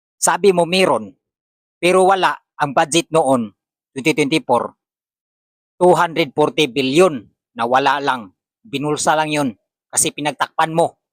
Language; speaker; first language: Filipino; native; Filipino